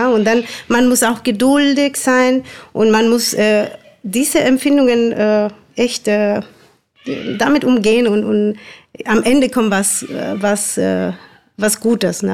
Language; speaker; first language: German; non-native, fluent; Spanish